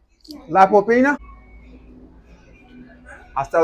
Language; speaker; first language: Spanish; non-native, learner; English